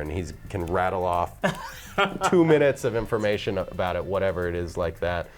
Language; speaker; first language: English; native; English